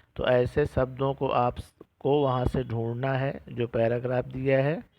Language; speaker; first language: Hindi; non-native, local second language; Marathi